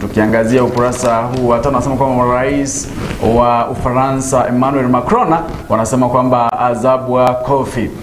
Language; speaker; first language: Swahili; non-native, local second language; Gusii